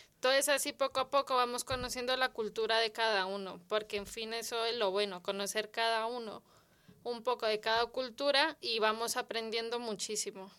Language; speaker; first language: Spanish; native; Spanish